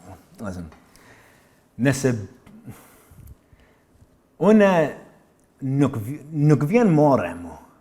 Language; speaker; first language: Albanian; early bilingual, heritage; English